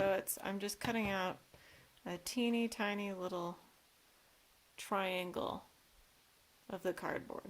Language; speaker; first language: English; native; English